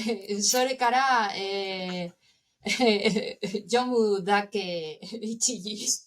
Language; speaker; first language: Japanese; non-native, learner; Spanish